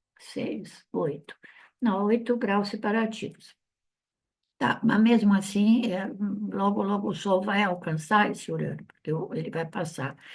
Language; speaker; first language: Portuguese; early bilingual, other home language; Italian